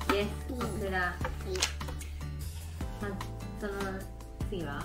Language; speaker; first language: Japanese; native; Japanese